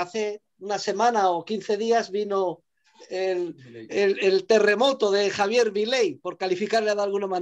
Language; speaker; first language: Spanish; native; Spanish